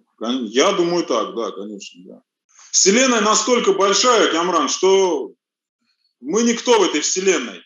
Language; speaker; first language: Russian; early bilingual, other home language; Armenian